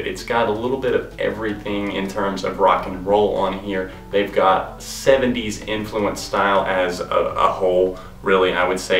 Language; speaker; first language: English; native; English